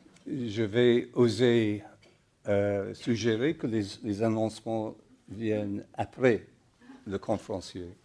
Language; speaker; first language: French; non-native, learner; English